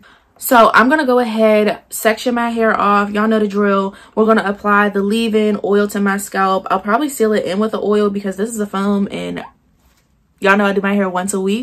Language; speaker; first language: English; native; English